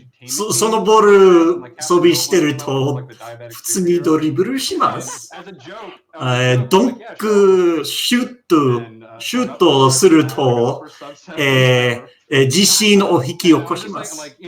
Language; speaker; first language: Japanese; non-native, learner; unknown